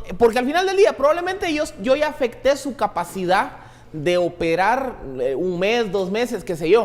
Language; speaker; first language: Spanish; native; Spanish